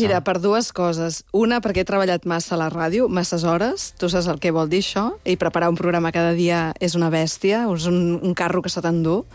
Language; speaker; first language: Catalan; native; Catalan